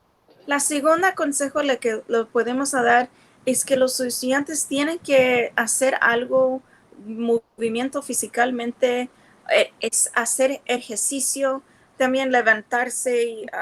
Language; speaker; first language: Spanish; early bilingual, heritage; Spanish